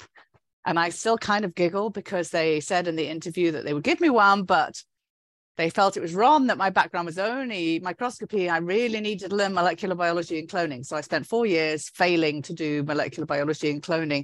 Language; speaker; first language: English; native; English